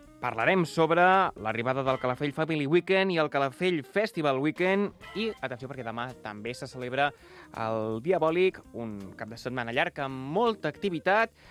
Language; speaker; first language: Catalan; native; Catalan